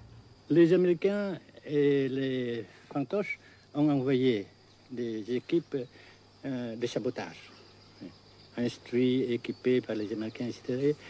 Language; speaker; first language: French; non-native, local second language; Vietnamese